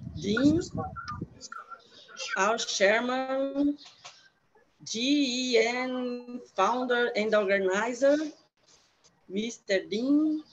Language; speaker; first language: English; non-native, learner; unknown